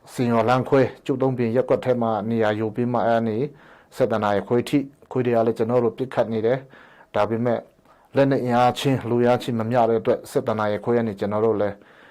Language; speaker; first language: Burmese; non-native, local second language; Hakha Chin